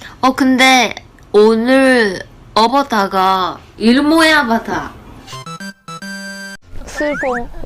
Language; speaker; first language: Korean; non-native, learner; Japanese